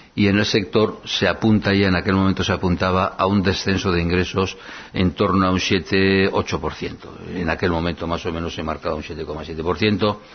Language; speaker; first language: Spanish; non-native, local second language; Basque